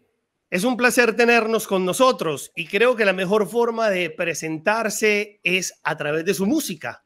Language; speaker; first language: Spanish; native; Spanish